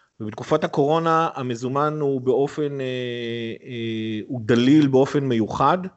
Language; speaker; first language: Hebrew; native; Hebrew